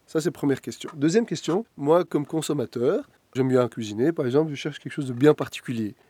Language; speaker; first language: French; non-native, local second language; Arabic